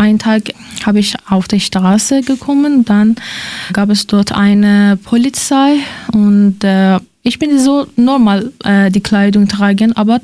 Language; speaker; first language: German; non-native, learner; Persian